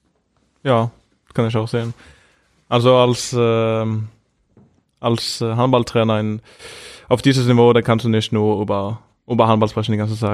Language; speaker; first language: German; non-native, fluent; Norwegian